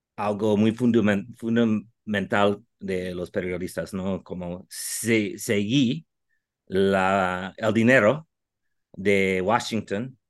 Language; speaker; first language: Spanish; non-native, fluent; English